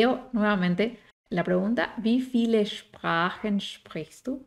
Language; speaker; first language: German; non-native, fluent; Spanish